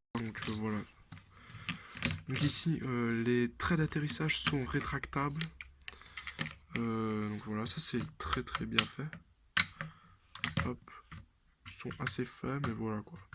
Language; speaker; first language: French; native; French